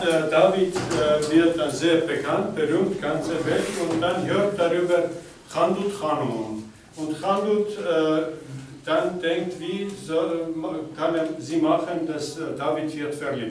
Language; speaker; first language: German; non-native, learner; Armenian